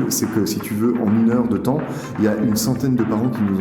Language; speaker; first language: French; native; French